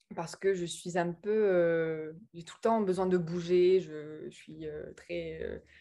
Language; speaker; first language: French; early bilingual, other home language; English